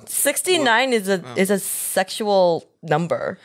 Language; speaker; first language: English; early bilingual, other home language; Korean